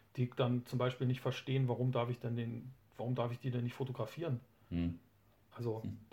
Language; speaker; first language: German; native; German